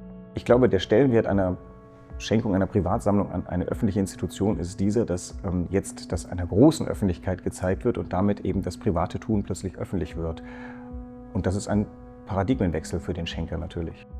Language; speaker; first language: German; native; German